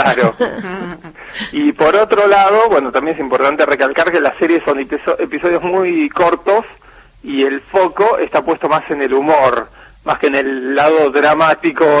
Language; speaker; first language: Spanish; native; Spanish